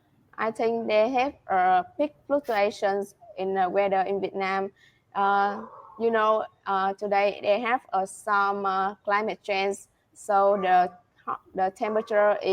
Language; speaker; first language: English; non-native, learner; Vietnamese